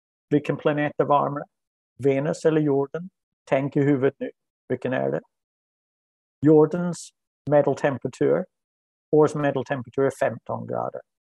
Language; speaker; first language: Swedish; non-native, fluent; English